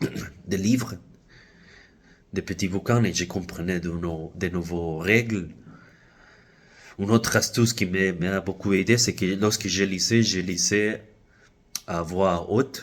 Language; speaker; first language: French; non-native, fluent; Spanish